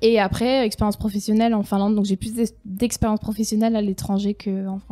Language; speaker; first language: French; native; French